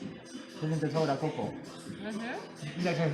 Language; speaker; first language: Spanish; native; Spanish